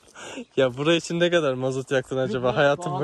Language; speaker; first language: Turkish; native; Turkish